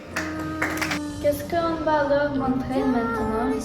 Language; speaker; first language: French; non-native, learner; Serbian